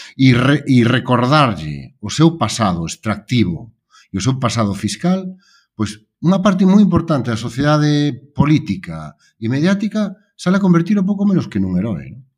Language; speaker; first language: Galician; native; Galician